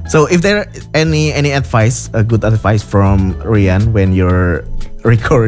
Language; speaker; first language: English; non-native, learner; Indonesian